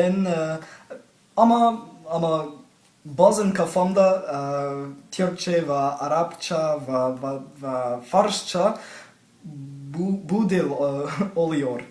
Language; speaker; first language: Turkish; non-native, learner; English